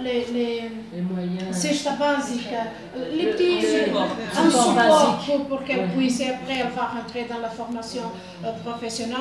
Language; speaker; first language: French; non-native, fluent; Portuguese